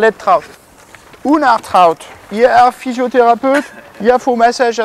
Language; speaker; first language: Danish; non-native, learner; French